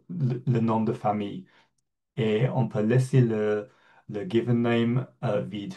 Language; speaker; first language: French; non-native, fluent; English